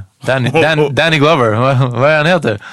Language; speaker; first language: Swedish; non-native, fluent; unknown